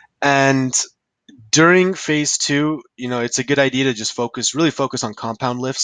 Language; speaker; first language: English; native; English